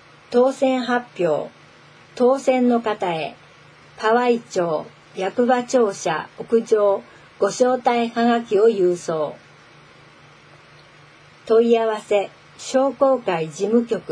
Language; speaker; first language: Japanese; native; Japanese